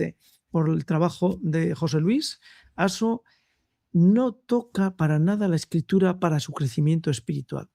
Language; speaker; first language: Spanish; native; Spanish